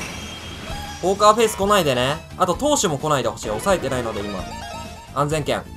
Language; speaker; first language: Japanese; native; Japanese